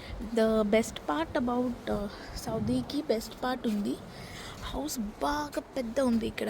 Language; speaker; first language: Telugu; non-native, learner; Marathi